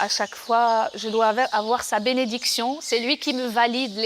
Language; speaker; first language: French; non-native, local second language; Arabic